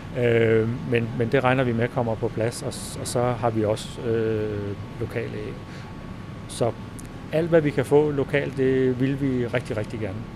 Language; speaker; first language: Danish; native; Danish